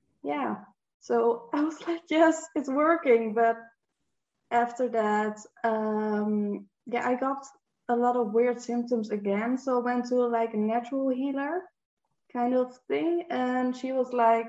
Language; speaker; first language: English; non-native, fluent; Dutch